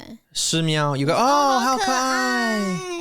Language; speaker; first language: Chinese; non-native, learner; English